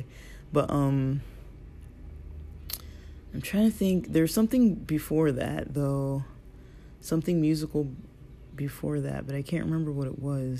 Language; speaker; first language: English; native; English